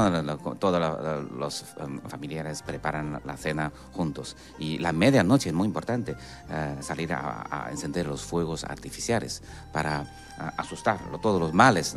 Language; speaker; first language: Spanish; non-native, fluent; Chinese